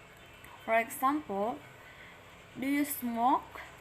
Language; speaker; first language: English; non-native, learner; Indonesian